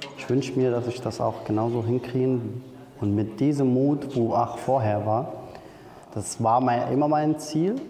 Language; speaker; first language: German; non-native, fluent; Arabic